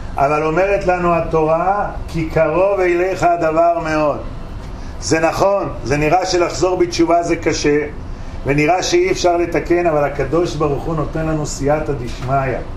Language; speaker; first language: Hebrew; native; Hebrew